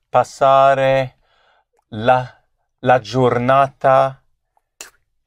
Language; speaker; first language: Italian; non-native, learner; English